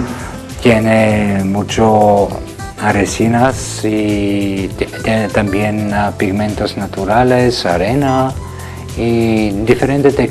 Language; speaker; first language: Spanish; non-native, learner; Bulgarian